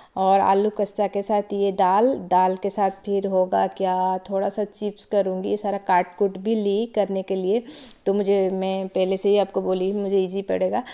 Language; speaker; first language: Hindi; non-native, local second language; Odia